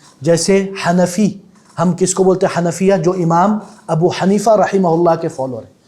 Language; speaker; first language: Urdu; native; Urdu